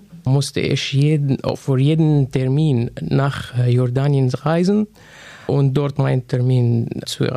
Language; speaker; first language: German; non-native, fluent; Arabic